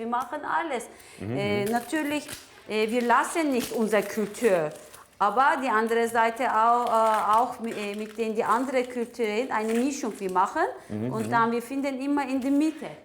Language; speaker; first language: German; non-native, learner; Turkish